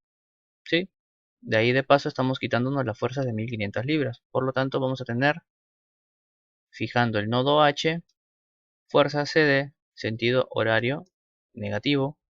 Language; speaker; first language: Spanish; native; Spanish